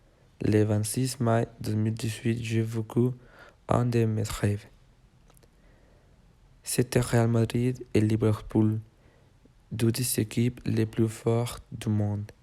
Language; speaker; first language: French; non-native, learner; Spanish